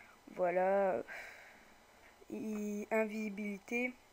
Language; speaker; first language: French; native; French